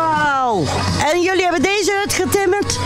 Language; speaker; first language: Dutch; native; Dutch